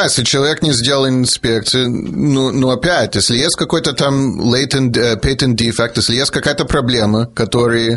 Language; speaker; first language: Russian; early bilingual, heritage; Russian